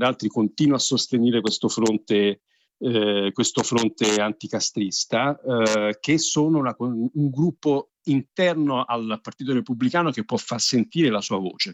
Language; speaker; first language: Italian; native; Italian